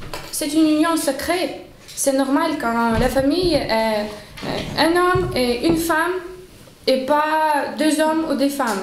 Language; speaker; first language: French; non-native, learner; Spanish